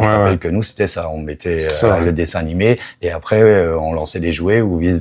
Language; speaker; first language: French; native; French